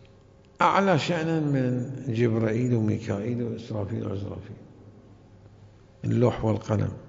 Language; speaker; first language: Arabic; native; Arabic